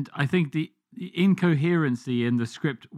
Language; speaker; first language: English; native; English